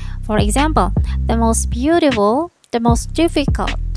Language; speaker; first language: English; non-native, fluent; Indonesian